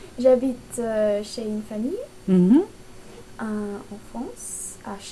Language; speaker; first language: French; non-native, learner; German